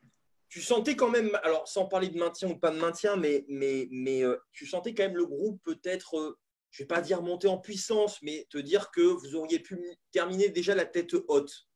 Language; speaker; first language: French; native; French